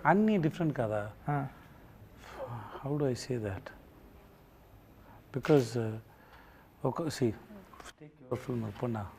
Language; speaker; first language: Telugu; non-native, learner; Tamil